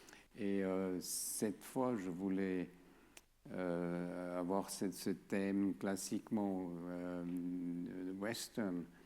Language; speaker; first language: French; non-native, fluent; German